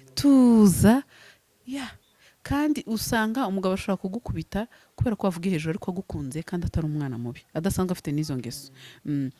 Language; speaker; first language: Kinyarwanda; native; Kinyarwanda